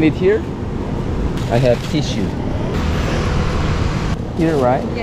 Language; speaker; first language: English; non-native, learner; Korean